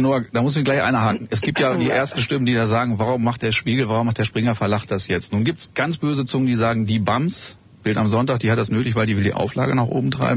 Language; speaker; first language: German; native; German